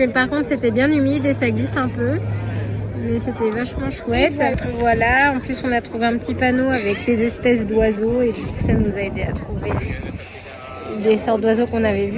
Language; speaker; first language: French; native; French